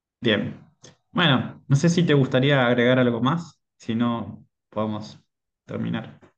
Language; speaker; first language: Spanish; native; Spanish